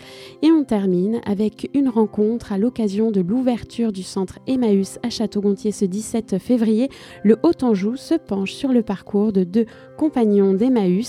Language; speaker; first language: French; native; French